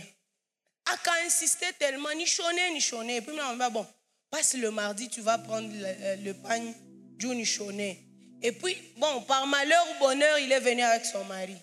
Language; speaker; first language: French; non-native, local second language; Swahili